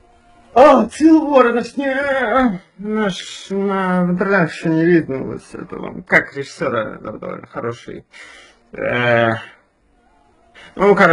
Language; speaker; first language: Russian; native; Russian